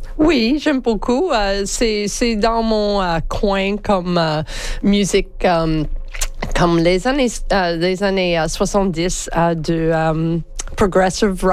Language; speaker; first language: French; non-native, local second language; English